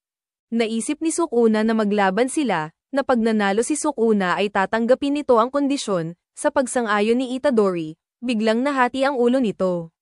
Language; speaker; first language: Filipino; native; Filipino